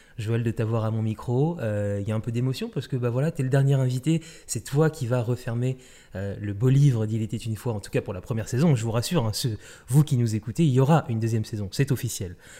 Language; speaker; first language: French; native; French